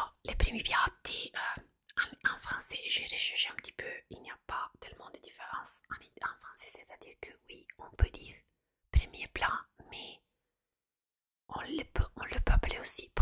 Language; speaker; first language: French; non-native, fluent; Italian